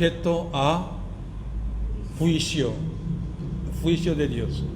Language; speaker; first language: Spanish; non-native, fluent; Korean